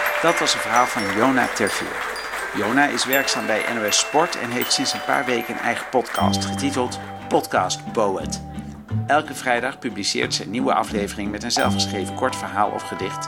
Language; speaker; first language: Dutch; native; Dutch